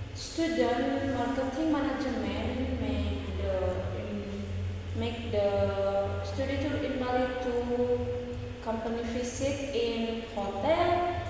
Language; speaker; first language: English; non-native, learner; Indonesian